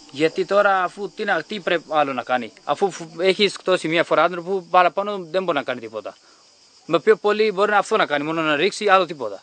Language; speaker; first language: Greek; non-native, learner; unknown